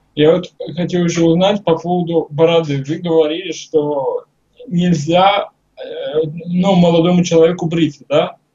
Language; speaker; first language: Russian; native; Russian